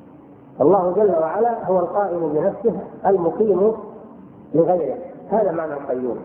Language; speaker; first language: Arabic; native; Arabic